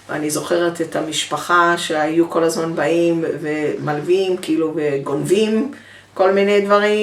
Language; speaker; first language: Hebrew; early bilingual, other home language; English